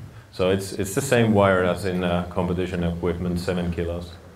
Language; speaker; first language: English; non-native, fluent; Finnish